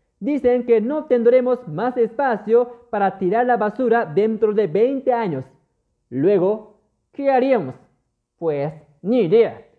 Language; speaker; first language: Spanish; non-native, fluent; Japanese